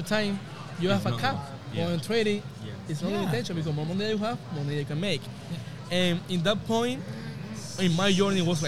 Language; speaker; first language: English; non-native, fluent; Spanish